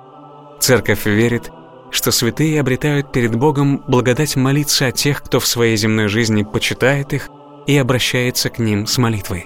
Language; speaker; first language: Russian; native; Russian